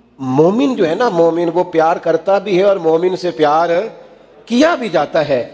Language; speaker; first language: Urdu; non-native, local second language; Punjabi